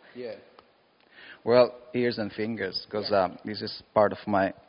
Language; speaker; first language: English; non-native, local second language; Cebuano